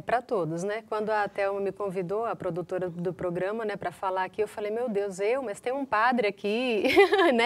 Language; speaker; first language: Portuguese; native; Portuguese